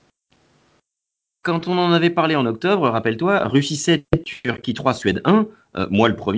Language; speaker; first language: French; native; French